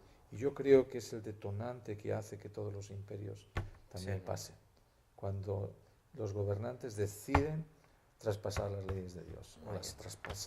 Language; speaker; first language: Spanish; native; Spanish